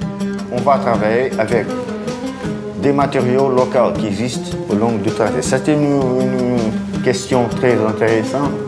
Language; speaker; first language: French; non-native, fluent; Portuguese